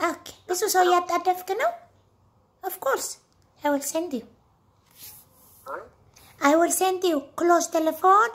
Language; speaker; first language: English; non-native, learner; Amharic